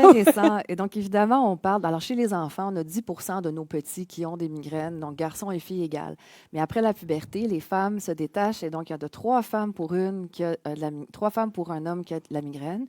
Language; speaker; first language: French; native; French